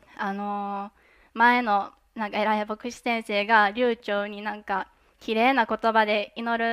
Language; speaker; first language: Japanese; native; Japanese